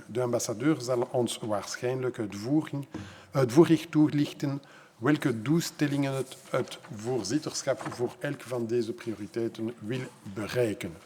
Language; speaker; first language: Dutch; non-native, local second language; French